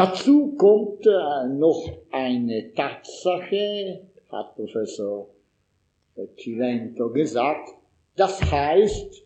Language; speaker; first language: German; non-native, fluent; Italian